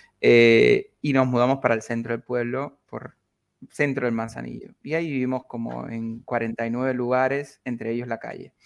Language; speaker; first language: Spanish; native; Spanish